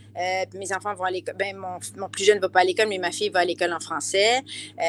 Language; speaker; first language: French; native; French